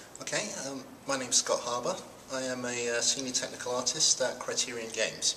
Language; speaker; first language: English; native; English